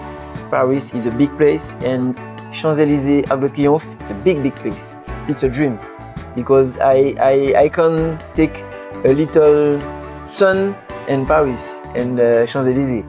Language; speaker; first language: English; non-native, learner; French